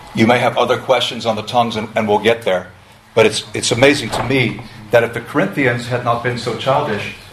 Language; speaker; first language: English; native; English